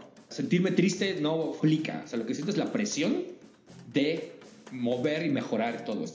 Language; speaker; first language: Spanish; native; Spanish